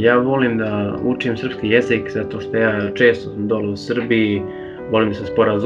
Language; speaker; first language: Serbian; early bilingual, heritage; Serbian